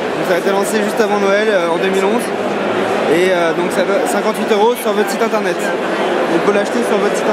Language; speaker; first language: French; native; French